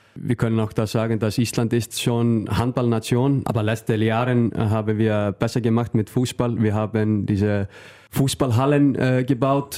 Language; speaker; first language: German; non-native, learner; Icelandic